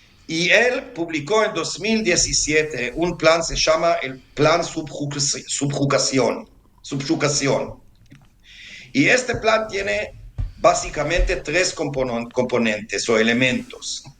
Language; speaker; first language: Spanish; non-native, fluent; Hebrew